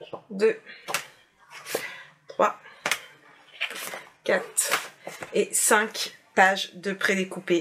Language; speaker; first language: French; native; French